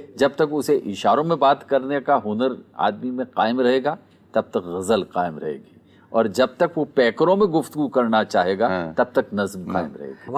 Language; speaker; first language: Urdu; non-native, local second language; Marwari